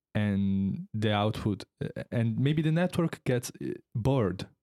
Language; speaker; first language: English; non-native, fluent; Italian